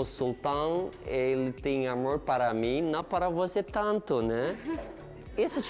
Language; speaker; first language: Portuguese; non-native, learner; Turkish